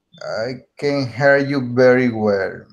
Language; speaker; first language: English; non-native, learner; Spanish